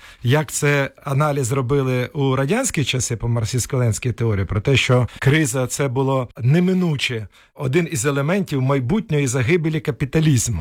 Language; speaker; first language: Ukrainian; native; Ukrainian